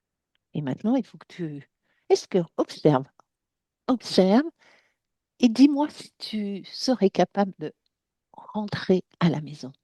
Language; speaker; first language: French; native; French